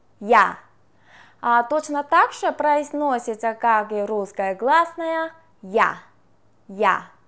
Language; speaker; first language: Russian; non-native, fluent; Korean